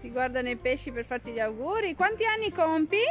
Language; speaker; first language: Italian; native; Italian